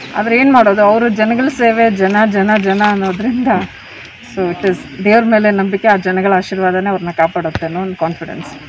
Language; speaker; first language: Kannada; native; Kannada